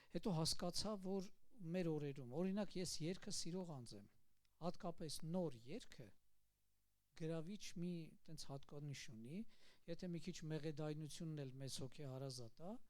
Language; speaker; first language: Armenian; native; Armenian